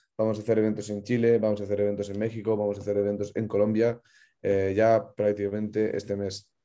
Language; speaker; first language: Spanish; non-native, fluent; Ukrainian